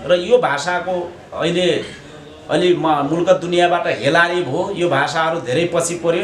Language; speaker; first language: Nepali; native; Nepali